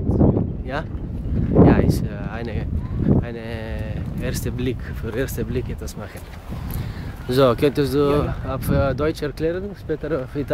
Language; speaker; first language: German; non-native, learner; Greek